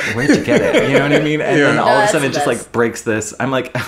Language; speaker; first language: English; native; English